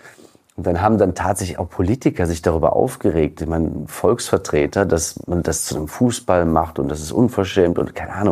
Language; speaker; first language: German; native; German